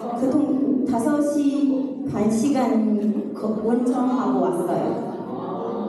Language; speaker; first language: Korean; non-native, learner; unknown